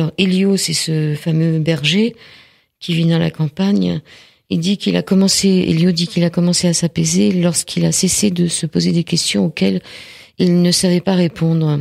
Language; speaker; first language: French; native; French